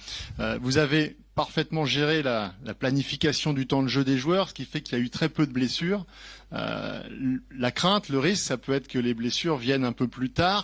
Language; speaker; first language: French; native; French